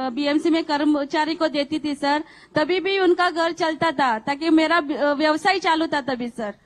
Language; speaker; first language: Hindi; non-native, local second language; Marathi